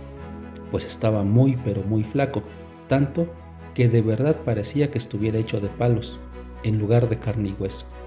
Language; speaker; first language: Spanish; native; Spanish